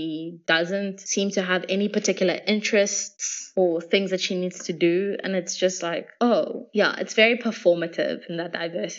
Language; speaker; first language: English; native; English